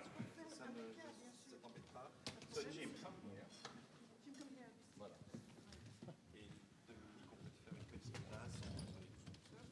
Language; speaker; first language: French; native; French